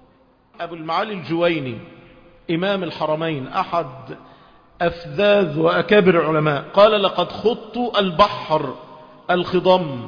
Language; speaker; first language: Arabic; native; Arabic